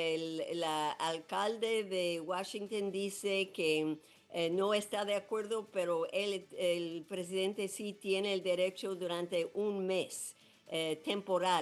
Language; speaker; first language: Spanish; non-native, fluent; English